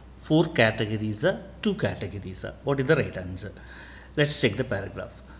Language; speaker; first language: English; non-native, local second language; Telugu